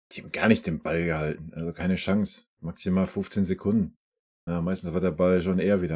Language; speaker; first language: German; native; German